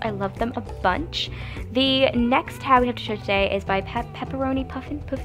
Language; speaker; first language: English; native; English